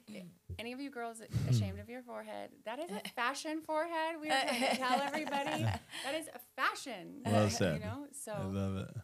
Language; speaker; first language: English; native; English